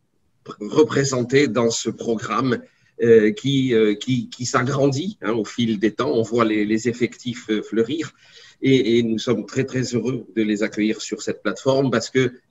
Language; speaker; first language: French; native; French